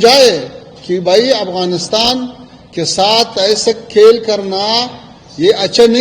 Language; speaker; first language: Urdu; non-native, fluent; Pashto